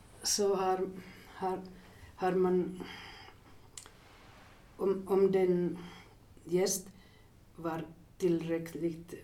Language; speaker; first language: Swedish; non-native, fluent; Finnish